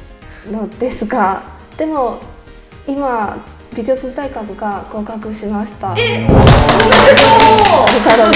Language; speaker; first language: Japanese; non-native, learner; Chinese